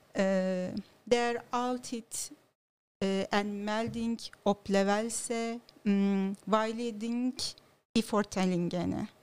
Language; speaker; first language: Norwegian; non-native, learner; Turkish